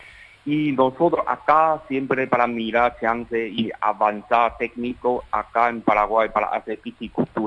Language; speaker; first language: Spanish; non-native, learner; Chinese